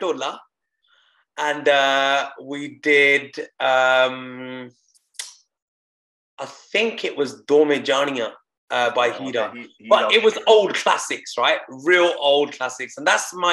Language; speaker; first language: English; non-native, local second language; Punjabi